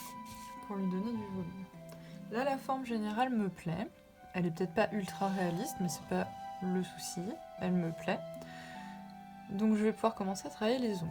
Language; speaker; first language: French; native; French